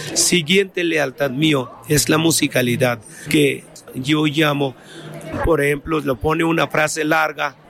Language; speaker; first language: Spanish; non-native, fluent; Bangla